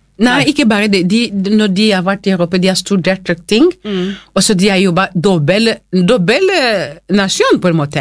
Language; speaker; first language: Norwegian; non-native, fluent; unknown